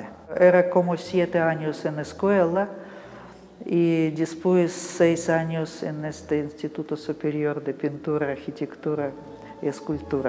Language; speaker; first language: Spanish; non-native, fluent; Russian